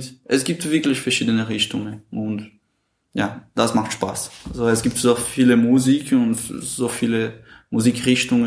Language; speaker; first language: German; non-native, fluent; Portuguese